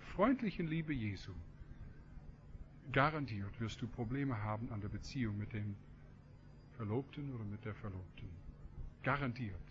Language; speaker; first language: German; non-native, fluent; English